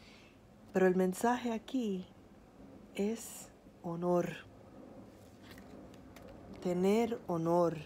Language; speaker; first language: Spanish; early bilingual, heritage; Spanish